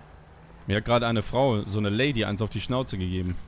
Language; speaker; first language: German; native; German